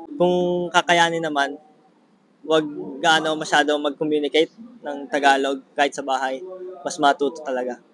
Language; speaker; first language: Filipino; native; Filipino